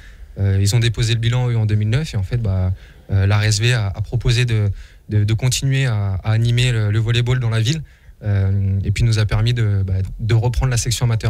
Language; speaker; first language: French; native; French